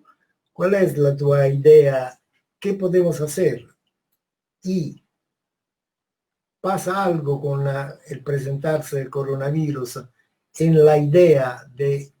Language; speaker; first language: Spanish; non-native, fluent; Italian